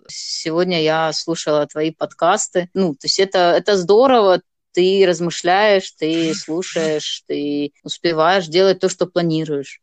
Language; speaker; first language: Russian; non-native, local second language; Gagauz